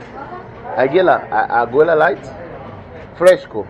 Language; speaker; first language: Spanish; non-native, learner; English